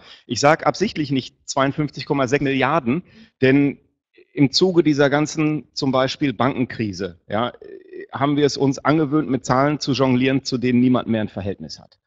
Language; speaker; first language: German; native; German